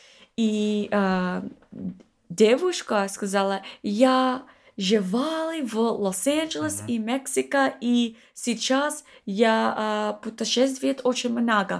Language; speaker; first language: Russian; non-native, learner; English